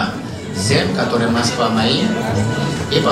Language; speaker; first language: Russian; non-native, learner; Italian